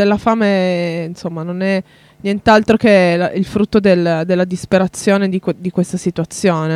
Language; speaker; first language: Italian; native; Italian